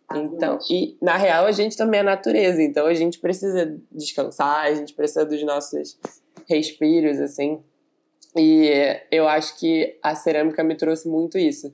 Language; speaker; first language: Portuguese; native; Portuguese